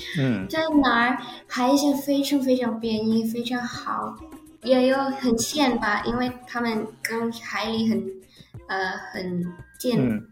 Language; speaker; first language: Chinese; early bilingual, heritage; Indonesian